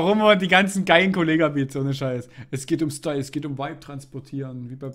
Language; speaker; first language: German; native; German